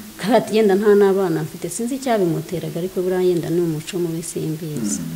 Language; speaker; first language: Kinyarwanda; native; Kinyarwanda